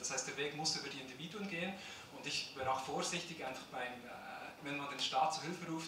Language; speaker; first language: German; native; German